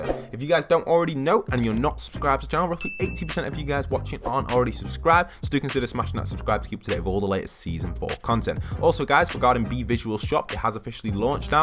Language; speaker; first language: English; native; English